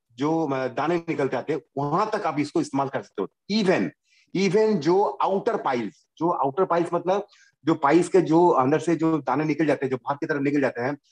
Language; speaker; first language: Hindi; non-native, local second language; Bangla